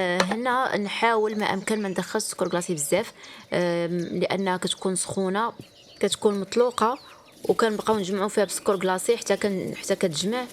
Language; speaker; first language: Arabic; native; Arabic